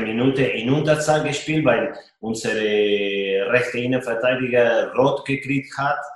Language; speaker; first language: German; non-native, fluent; Spanish